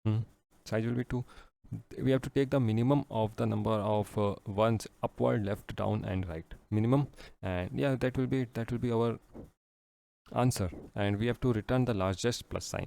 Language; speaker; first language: English; non-native, local second language; Hindi